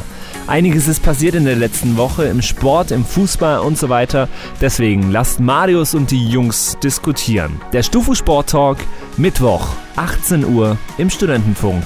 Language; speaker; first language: German; native; German